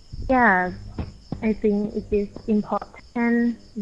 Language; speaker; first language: English; non-native, learner; Thai